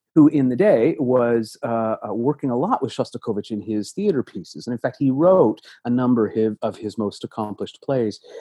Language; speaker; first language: English; native; English